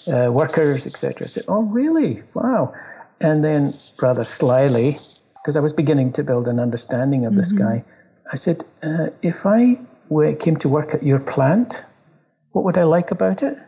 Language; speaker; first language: English; native; English